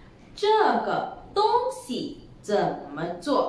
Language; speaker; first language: Chinese; non-native, local second language; Malay